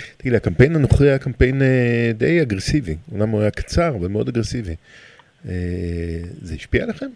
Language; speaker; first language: Hebrew; native; Hebrew